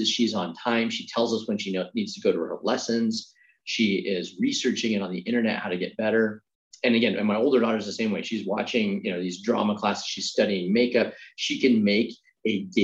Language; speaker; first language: English; native; English